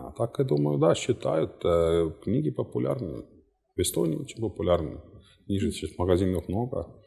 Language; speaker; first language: Russian; non-native, fluent; Estonian